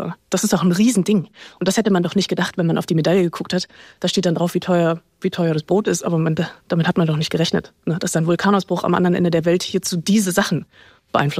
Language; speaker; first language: German; native; German